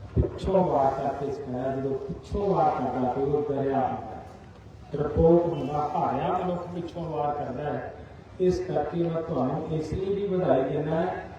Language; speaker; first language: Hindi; non-native, local second language; Punjabi